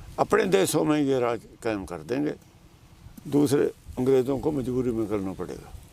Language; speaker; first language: Hindi; non-native, local second language; Punjabi